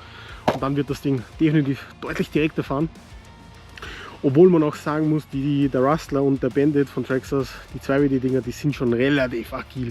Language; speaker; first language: German; native; German